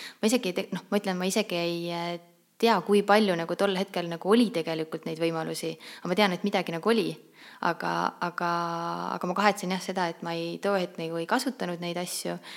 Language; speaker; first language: Estonian; native; Estonian